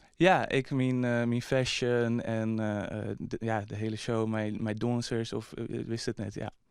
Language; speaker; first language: Dutch; non-native, local second language; Western Frisian